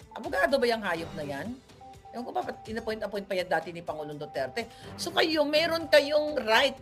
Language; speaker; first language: Filipino; native; Filipino